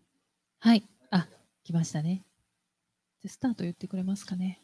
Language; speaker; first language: Japanese; native; Japanese